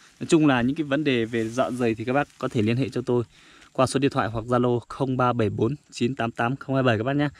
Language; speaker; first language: Vietnamese; non-native, local second language; Iu Mien